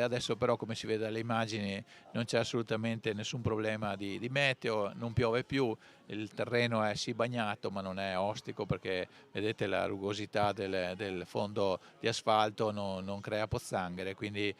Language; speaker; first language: Italian; native; Italian